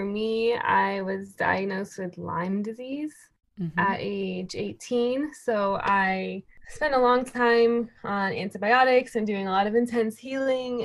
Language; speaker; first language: English; native; English